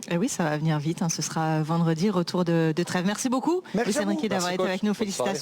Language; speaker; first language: French; native; French